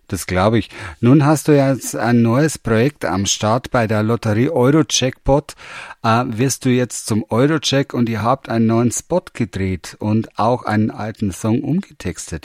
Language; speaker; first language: German; native; German